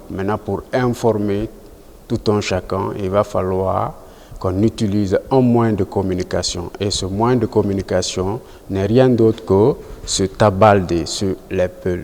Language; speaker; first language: French; non-native, local second language; Susu